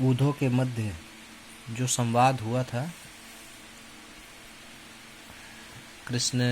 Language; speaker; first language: Hindi; native; Hindi